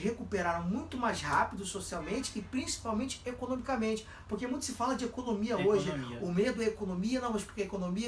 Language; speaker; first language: Portuguese; native; Portuguese